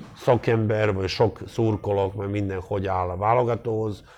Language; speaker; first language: Hungarian; non-native, fluent; Serbian